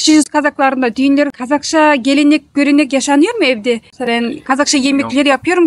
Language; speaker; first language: Turkish; non-native, learner; Kazakh